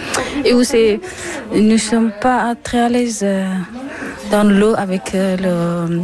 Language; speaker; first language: French; non-native, learner; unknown